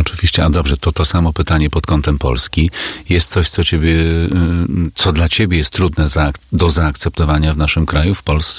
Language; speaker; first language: Polish; native; Polish